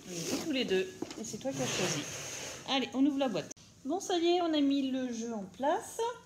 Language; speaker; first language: French; native; French